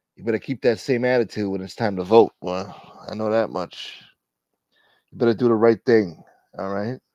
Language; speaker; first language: English; native; English